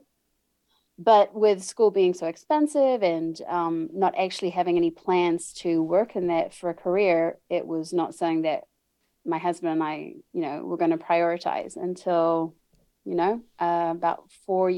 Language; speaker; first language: English; native; English